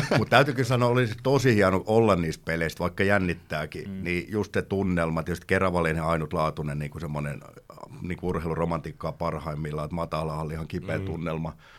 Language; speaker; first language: Finnish; native; Finnish